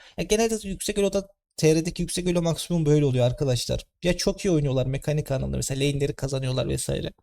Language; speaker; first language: Turkish; native; Turkish